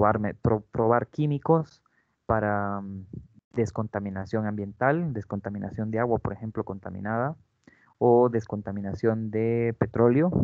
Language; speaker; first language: Spanish; native; Spanish